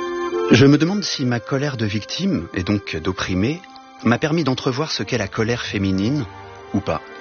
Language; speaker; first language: French; native; French